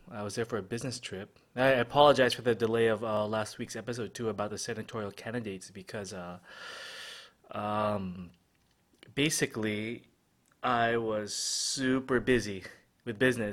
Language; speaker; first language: English; non-native, local second language; Filipino